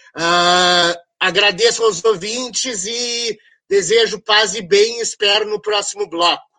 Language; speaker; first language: Portuguese; native; Portuguese